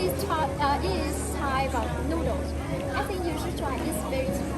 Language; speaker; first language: English; non-native, learner; Vietnamese